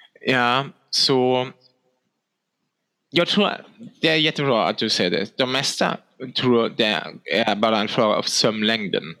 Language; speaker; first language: Swedish; non-native, fluent; German